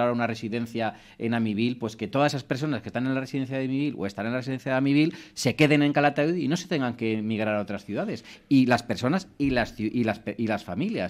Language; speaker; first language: Spanish; native; Spanish